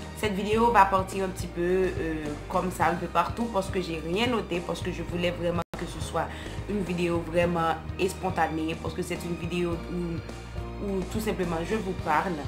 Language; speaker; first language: French; non-native, local second language; Haitian Creole